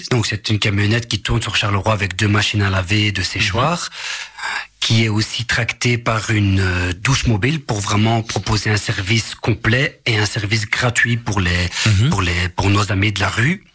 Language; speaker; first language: French; native; French